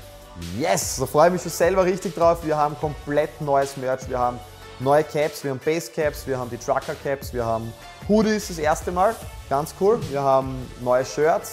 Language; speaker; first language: German; native; German